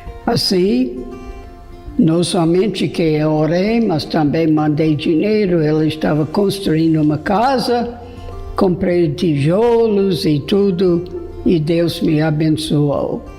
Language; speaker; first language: Portuguese; non-native, fluent; English